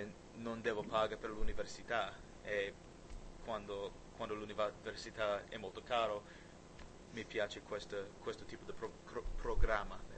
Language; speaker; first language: Italian; non-native, learner; English